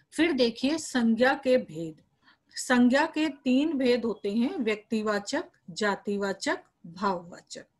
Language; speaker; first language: Hindi; native; Hindi